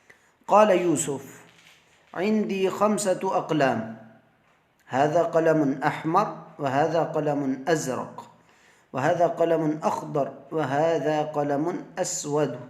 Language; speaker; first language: Arabic; non-native, fluent; Urdu